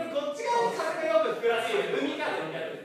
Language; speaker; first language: Japanese; native; Japanese